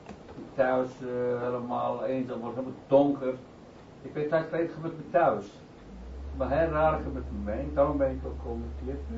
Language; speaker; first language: Dutch; non-native, learner; Turkish